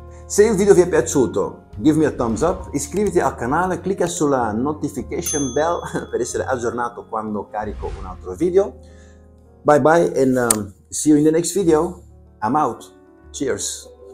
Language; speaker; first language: Italian; non-native, fluent; Dutch